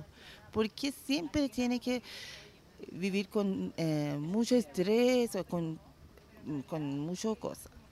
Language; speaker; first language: Spanish; non-native, learner; Persian